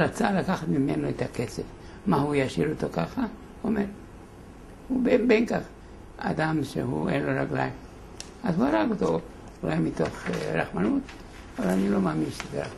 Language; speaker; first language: Hebrew; non-native, fluent; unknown